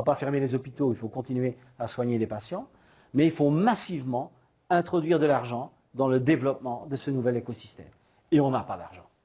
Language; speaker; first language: French; native; French